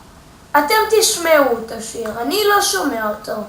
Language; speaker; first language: Hebrew; native; Hebrew